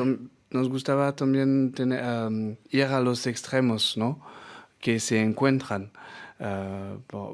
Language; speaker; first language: Spanish; non-native, learner; French